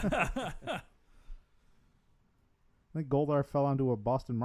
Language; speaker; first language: English; native; English